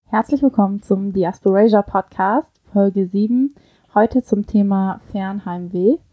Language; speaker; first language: German; early bilingual, other home language; Chinese